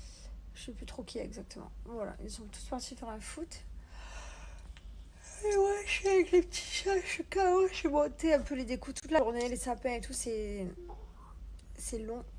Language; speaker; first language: French; native; French